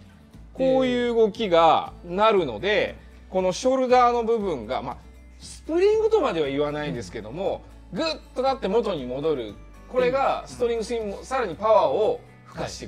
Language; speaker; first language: Japanese; native; Japanese